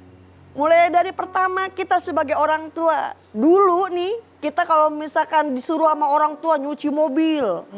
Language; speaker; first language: Indonesian; native; Indonesian